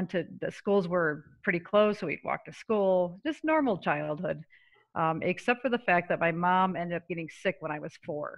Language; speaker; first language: English; native; English